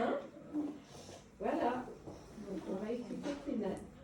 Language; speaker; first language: French; native; French